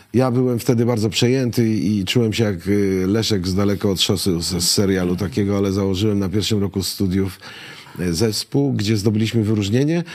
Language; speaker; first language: Polish; native; Polish